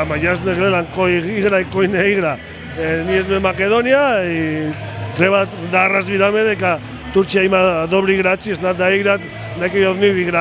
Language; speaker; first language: Macedonian; non-native, fluent; Spanish